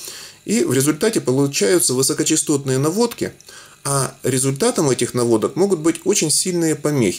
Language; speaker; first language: Russian; native; Russian